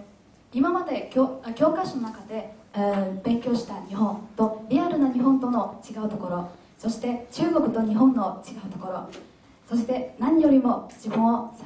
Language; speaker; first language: Japanese; non-native, fluent; Chinese